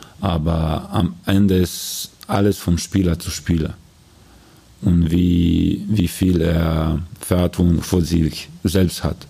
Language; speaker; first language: German; non-native, learner; Croatian